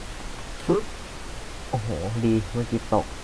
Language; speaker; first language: Thai; native; Thai